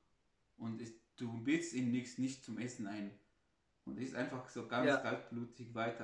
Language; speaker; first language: German; non-native, fluent; Arabic